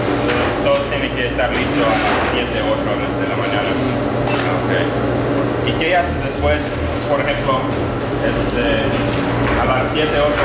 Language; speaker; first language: Spanish; non-native, learner; English